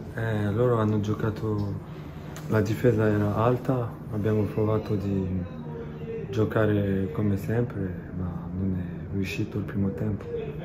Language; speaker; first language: Italian; non-native, fluent; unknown